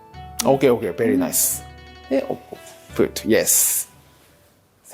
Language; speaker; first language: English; non-native, learner; Japanese